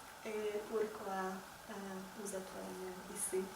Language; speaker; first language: French; non-native, learner; Hungarian